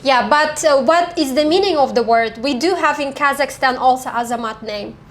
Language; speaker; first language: English; non-native, fluent; Kazakh